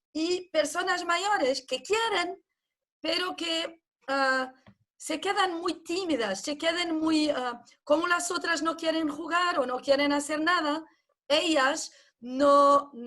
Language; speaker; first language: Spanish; non-native, fluent; Portuguese